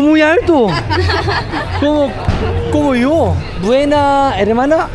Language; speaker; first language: Spanish; non-native, learner; Korean